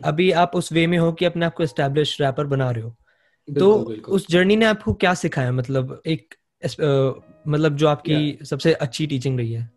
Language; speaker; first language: Hindi; native; Hindi